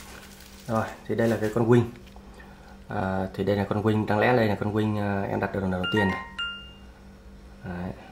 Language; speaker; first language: Vietnamese; native; Vietnamese